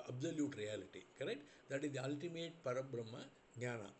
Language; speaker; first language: English; non-native, local second language; Tamil